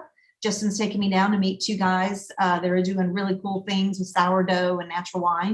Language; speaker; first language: English; native; English